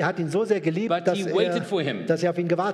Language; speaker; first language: German; native; German